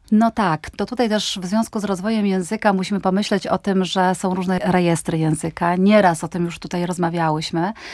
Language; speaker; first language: Polish; native; Polish